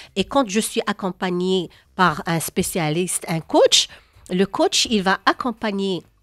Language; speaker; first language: French; non-native, local second language; Arabic